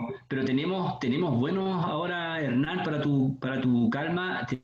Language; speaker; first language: Spanish; native; Spanish